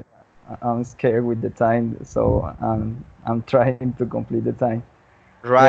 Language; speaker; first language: English; non-native, learner; Spanish